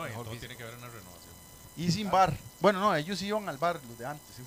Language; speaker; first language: Spanish; native; Spanish